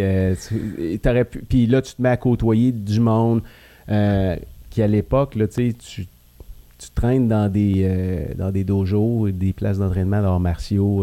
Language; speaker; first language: French; native; French